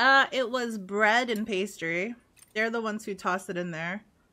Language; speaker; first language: English; native; English